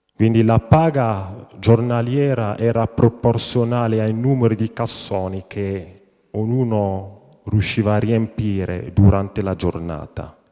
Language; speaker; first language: Italian; non-native, fluent; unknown